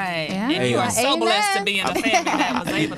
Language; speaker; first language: English; native; English